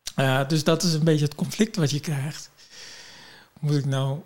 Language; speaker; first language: Dutch; non-native, fluent; Kurdish